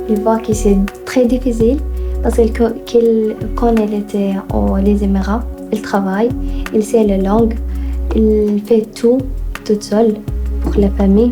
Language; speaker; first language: French; non-native, learner; Arabic